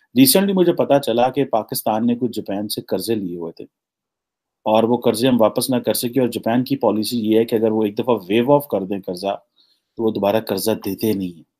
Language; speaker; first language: Urdu; native; Urdu